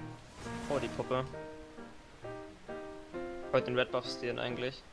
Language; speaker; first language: German; native; German